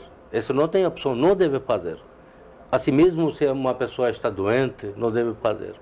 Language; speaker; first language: Portuguese; non-native, learner; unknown